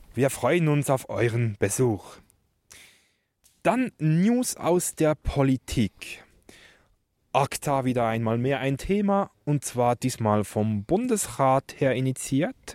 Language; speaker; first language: German; native; German